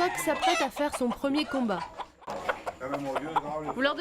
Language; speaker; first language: French; native; French